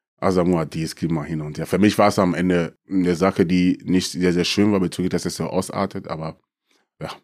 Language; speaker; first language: German; early bilingual, other home language; Akan